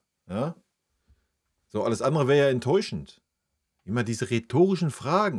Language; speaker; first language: German; native; German